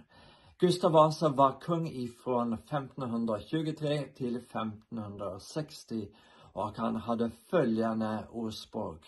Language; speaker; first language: Swedish; non-native, fluent; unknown